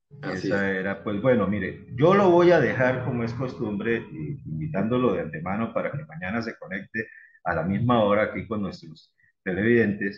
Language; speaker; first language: Spanish; native; Spanish